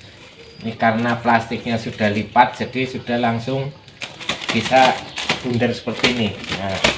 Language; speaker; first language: Indonesian; non-native, local second language; Javanese